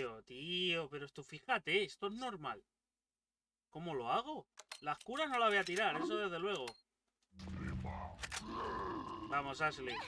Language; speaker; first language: Spanish; native; Spanish